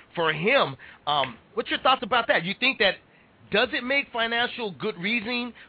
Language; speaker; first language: English; native; English